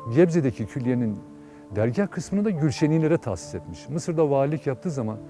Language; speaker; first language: Turkish; native; Turkish